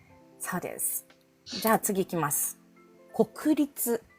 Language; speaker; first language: Japanese; non-native, fluent; Filipino